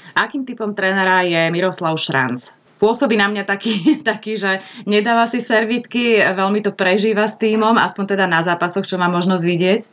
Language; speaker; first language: Slovak; native; Slovak